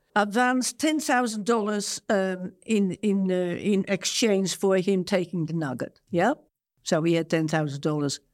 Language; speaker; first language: English; non-native, fluent; Dutch